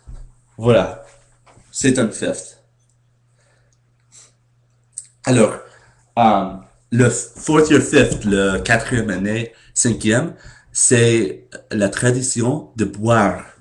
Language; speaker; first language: French; non-native, learner; English